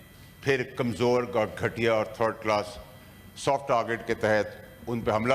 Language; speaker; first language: Urdu; native; Urdu